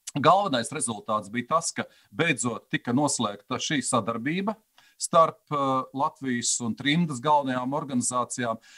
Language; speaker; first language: Latvian; native; Latvian